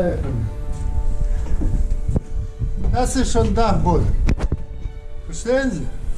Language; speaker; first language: German; non-native, fluent; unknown